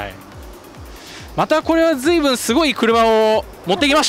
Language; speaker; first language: Japanese; native; Japanese